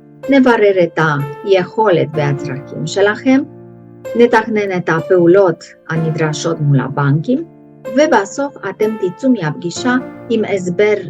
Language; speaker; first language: Hebrew; native; Hebrew